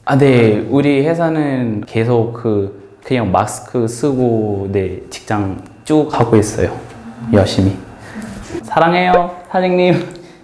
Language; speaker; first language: Korean; non-native, fluent; Lao